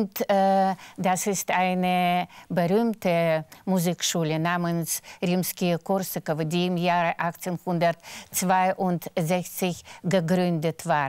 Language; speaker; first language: German; non-native, fluent; Russian